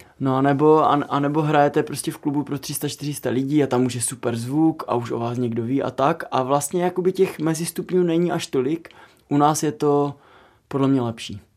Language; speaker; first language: Czech; native; Czech